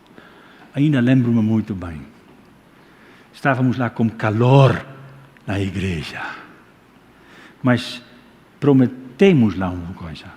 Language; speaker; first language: Portuguese; non-native, fluent; Dutch